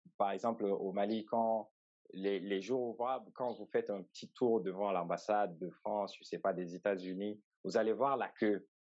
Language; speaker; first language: French; non-native, local second language; Bambara